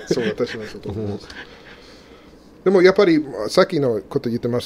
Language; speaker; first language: Japanese; non-native, fluent; English